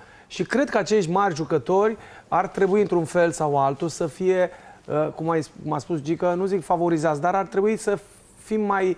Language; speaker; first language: Romanian; native; Romanian